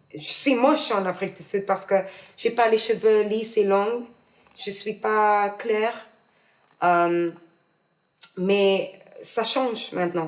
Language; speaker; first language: French; non-native, learner; English